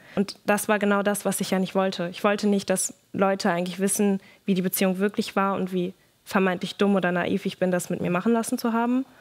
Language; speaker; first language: German; native; German